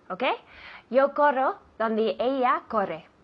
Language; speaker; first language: Spanish; non-native, fluent; English